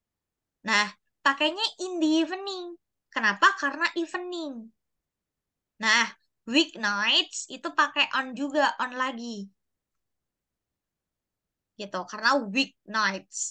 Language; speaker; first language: Indonesian; native; Indonesian